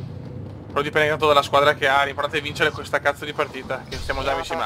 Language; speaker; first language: Italian; native; Italian